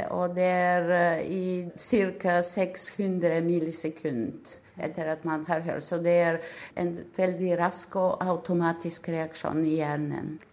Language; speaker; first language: Norwegian; non-native, fluent; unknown